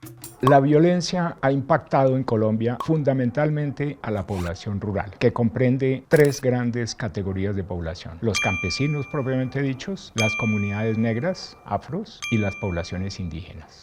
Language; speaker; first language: Spanish; native; Spanish